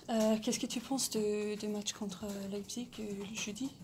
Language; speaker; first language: French; non-native, learner; English